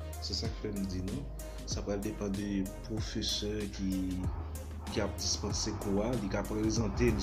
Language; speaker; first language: French; non-native, learner; Haitian Creole